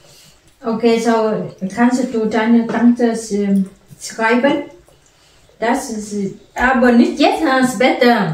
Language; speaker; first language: German; non-native, learner; Vietnamese